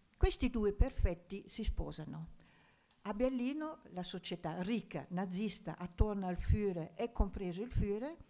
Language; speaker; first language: Italian; non-native, fluent; German